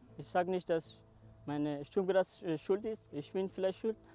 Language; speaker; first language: German; non-native, learner; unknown